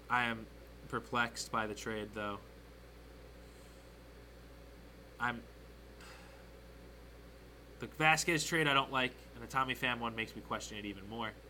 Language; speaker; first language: English; native; English